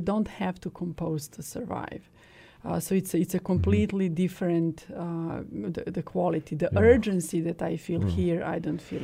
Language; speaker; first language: English; non-native, fluent; Serbian